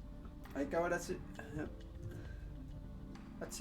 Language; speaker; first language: Japanese; non-native, learner; English